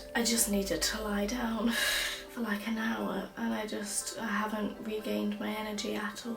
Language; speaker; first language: English; native; English